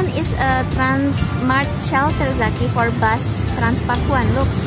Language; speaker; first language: English; non-native, learner; Indonesian